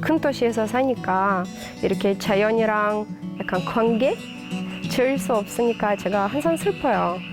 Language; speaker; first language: Korean; non-native, learner; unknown